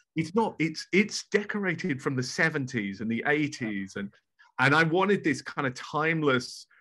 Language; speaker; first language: English; native; English